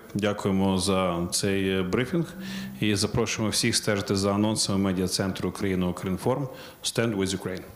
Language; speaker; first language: Ukrainian; native; Ukrainian